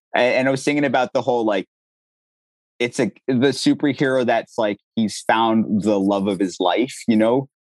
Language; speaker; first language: English; native; English